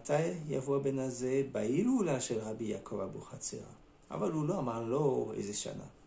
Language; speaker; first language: Hebrew; non-native, fluent; French